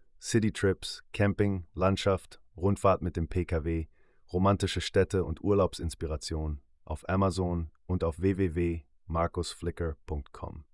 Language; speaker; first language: German; native; German